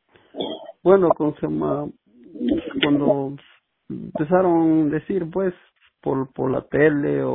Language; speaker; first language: Spanish; native; Spanish